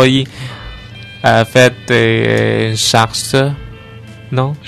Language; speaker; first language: French; non-native, learner; Chinese